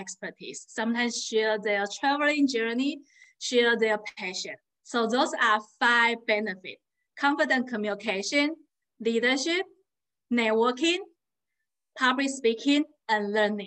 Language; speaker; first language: English; non-native, fluent; Chinese